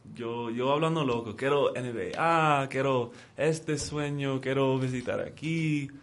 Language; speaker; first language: Spanish; early bilingual, heritage; Spanish